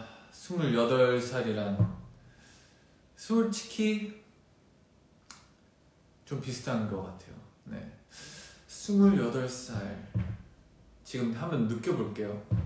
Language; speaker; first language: Korean; early bilingual, heritage; Korean